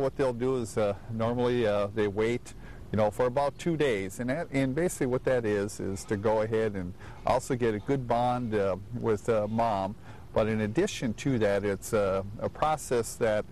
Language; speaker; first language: English; native; English